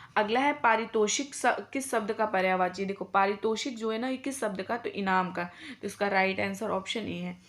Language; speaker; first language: Hindi; native; Hindi